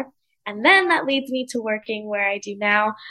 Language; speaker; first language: English; native; English